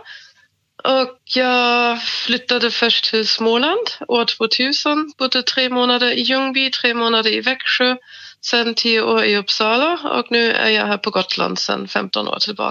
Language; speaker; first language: Swedish; non-native, fluent; German